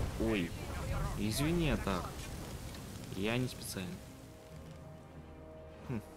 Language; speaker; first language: Russian; native; Russian